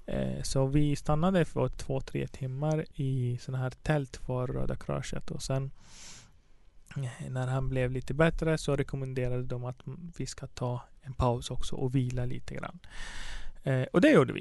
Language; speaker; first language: Swedish; non-native, fluent; Arabic